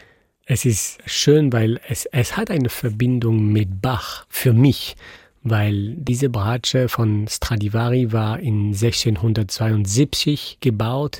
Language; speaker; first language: German; non-native, fluent; French